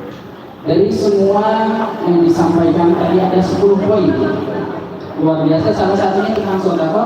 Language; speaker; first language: Malay; native; Malay